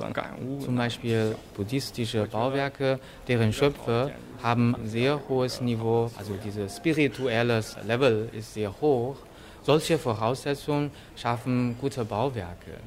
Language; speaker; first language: German; non-native, fluent; Chinese